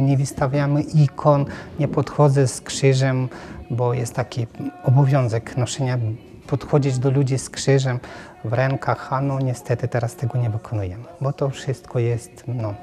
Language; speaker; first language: Polish; non-native, fluent; Ukrainian